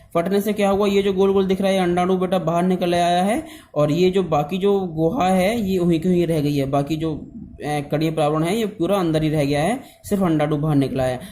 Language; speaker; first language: Hindi; native; Hindi